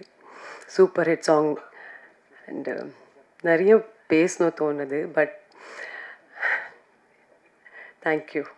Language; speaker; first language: Tamil; non-native, fluent; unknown